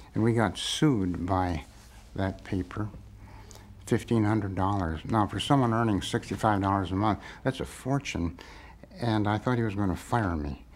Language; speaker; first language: English; native; English